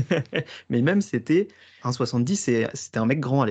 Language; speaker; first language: French; native; French